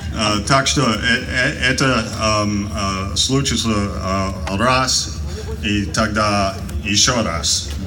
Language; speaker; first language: Russian; non-native, learner; English